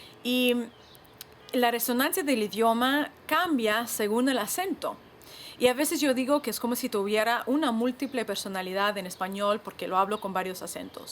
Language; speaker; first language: Spanish; non-native, fluent; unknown